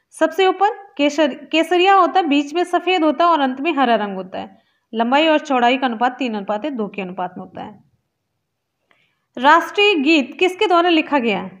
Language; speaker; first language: Hindi; native; Hindi